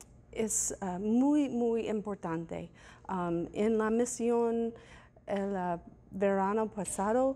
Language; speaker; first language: Spanish; non-native, learner; English